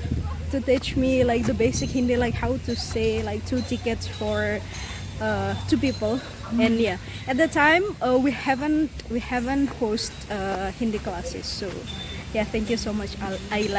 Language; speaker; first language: English; non-native, learner; Indonesian